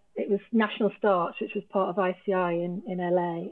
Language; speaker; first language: English; native; English